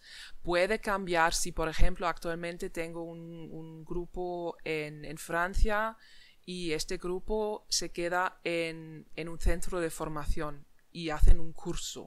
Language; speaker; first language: Spanish; non-native, fluent; German